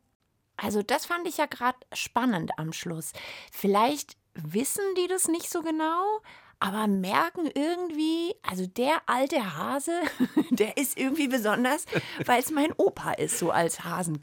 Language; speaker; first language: German; native; German